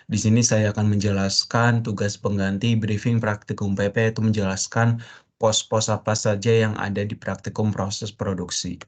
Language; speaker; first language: Indonesian; native; Indonesian